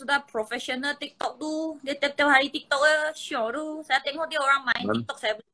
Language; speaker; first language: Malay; non-native, local second language; Chinese